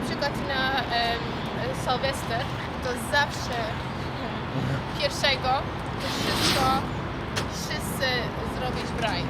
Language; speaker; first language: Polish; non-native, learner; Afrikaans